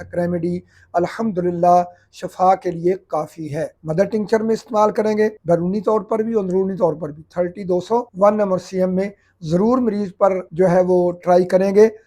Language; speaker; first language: Urdu; non-native, local second language; Punjabi